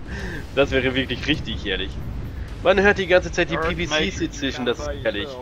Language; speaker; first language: German; native; German